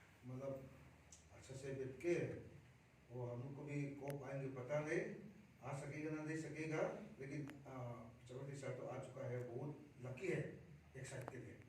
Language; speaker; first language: Hindi; non-native, local second language; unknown